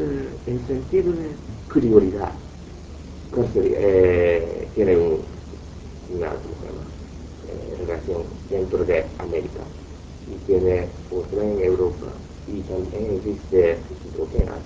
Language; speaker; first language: Spanish; non-native, fluent; Japanese